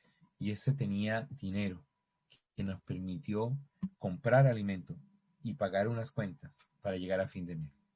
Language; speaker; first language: Spanish; native; Spanish